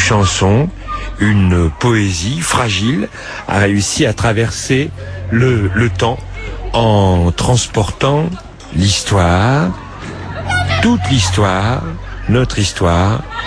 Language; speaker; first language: French; native; French